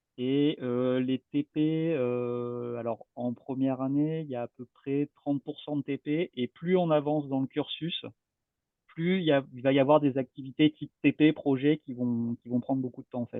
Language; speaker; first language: French; native; French